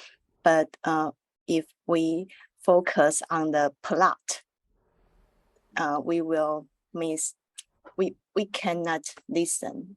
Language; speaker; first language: English; non-native, learner; Chinese